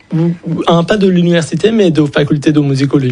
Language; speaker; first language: French; non-native, fluent; Persian